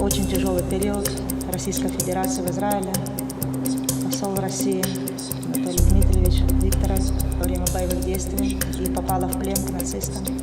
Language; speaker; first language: Russian; native; Russian